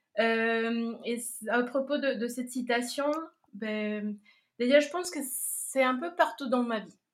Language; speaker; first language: French; non-native, fluent; Spanish